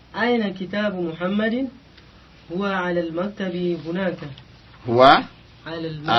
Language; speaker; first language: Arabic; non-native, learner; Indonesian